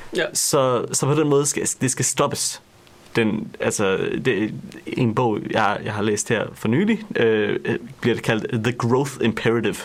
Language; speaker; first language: Danish; native; Danish